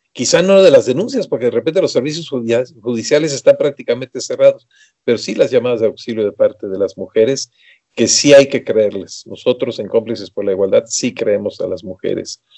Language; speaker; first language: Spanish; native; Spanish